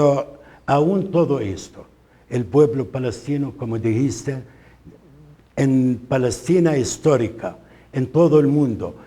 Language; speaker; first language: Spanish; non-native, fluent; Arabic